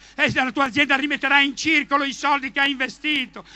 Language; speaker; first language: Italian; native; Italian